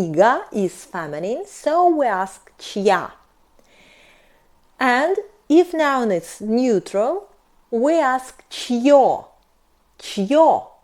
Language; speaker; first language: English; non-native, fluent; Russian